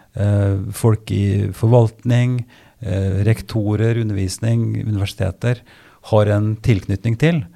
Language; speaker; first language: Norwegian; native; Norwegian